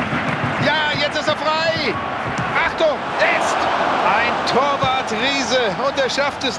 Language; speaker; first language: German; native; German